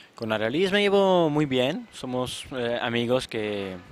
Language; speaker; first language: Spanish; non-native, fluent; Czech